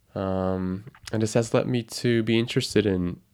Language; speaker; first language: English; non-native, fluent; Japanese